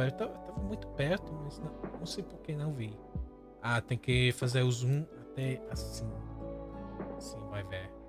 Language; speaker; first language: Portuguese; non-native, fluent; English